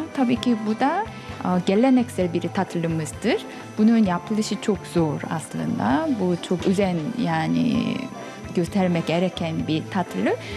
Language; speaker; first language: Turkish; non-native, fluent; Korean